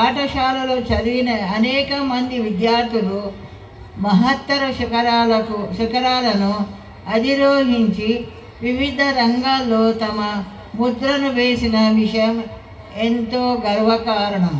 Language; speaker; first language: Telugu; native; Telugu